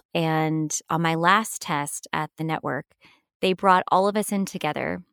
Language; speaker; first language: English; native; English